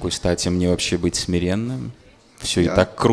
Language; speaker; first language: Russian; native; Russian